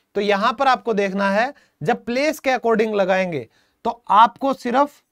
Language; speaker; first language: Hindi; native; Hindi